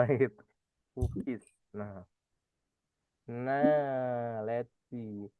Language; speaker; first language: English; non-native, fluent; Indonesian